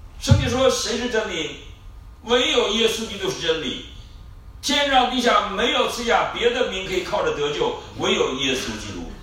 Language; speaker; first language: Chinese; native; Chinese